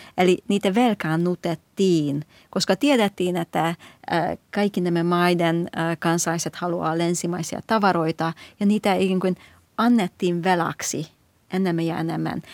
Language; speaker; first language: Finnish; non-native, fluent; Hungarian